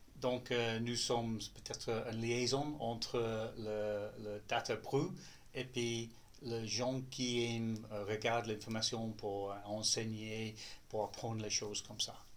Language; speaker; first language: French; non-native, learner; English